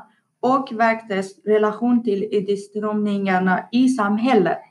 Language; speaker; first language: Swedish; non-native, learner; Persian